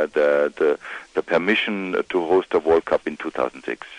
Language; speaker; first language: English; non-native, fluent; German